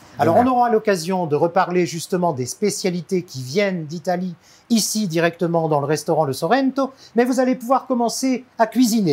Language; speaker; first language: French; native; French